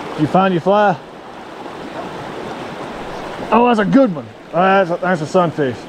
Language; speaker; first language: English; native; English